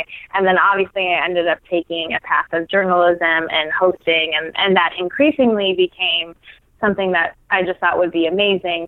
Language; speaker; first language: English; native; English